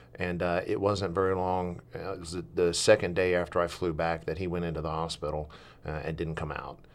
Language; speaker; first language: English; native; English